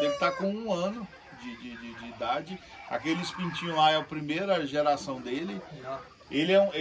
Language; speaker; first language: Portuguese; native; Portuguese